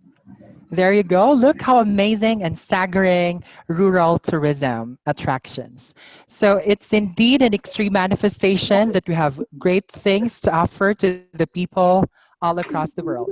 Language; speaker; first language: English; non-native, local second language; Cebuano